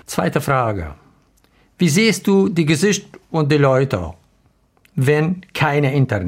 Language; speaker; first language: German; non-native, learner; Arabic